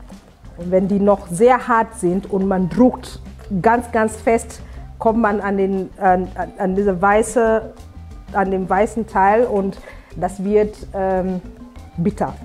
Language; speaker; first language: German; non-native, fluent; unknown